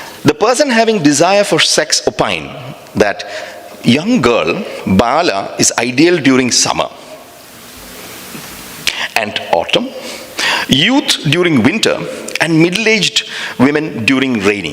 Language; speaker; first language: English; non-native, local second language; Malayalam